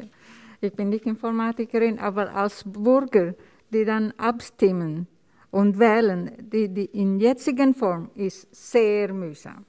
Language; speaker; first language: German; non-native, learner; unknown